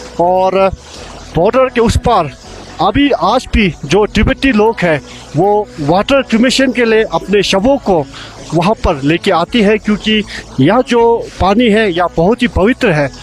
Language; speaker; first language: Hindi; native; Hindi